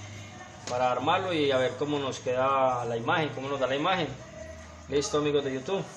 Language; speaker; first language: Spanish; native; Spanish